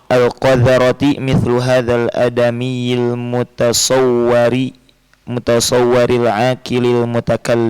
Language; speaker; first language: Arabic; non-native, learner; Indonesian